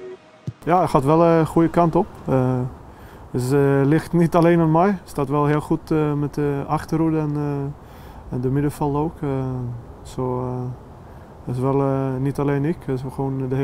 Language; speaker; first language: Dutch; non-native, fluent; Swedish